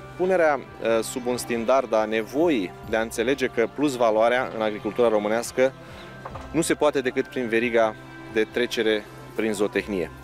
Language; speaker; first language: Romanian; native; Romanian